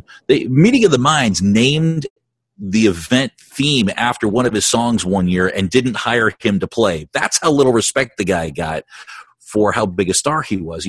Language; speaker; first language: English; native; English